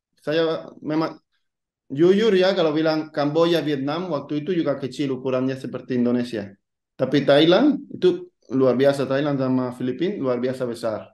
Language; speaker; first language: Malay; non-native, fluent; Spanish